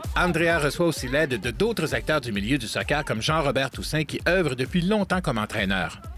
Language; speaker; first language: French; native; French